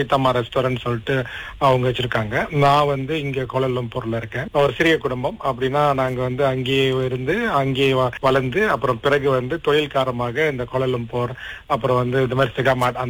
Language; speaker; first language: Tamil; early bilingual, heritage; Tamil